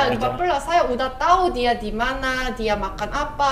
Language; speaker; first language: Indonesian; non-native, learner; Korean